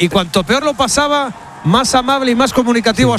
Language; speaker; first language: Spanish; native; Spanish